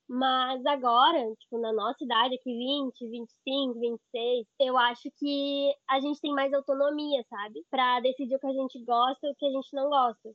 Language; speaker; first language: Portuguese; native; Portuguese